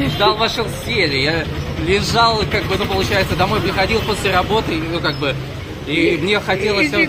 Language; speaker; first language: Russian; native; Russian